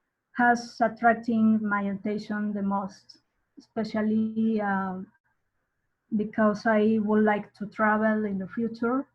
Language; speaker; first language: English; non-native, learner; Spanish